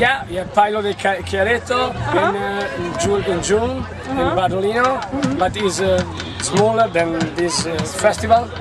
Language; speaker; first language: English; non-native, learner; Italian